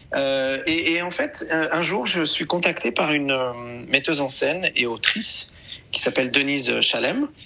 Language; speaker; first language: French; native; French